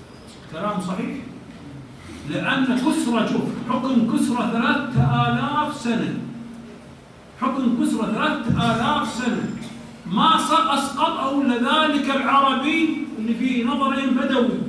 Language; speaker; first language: Arabic; native; Arabic